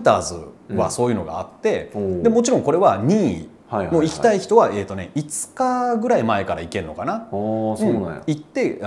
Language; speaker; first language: Japanese; native; Japanese